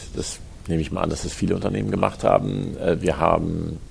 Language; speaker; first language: German; native; German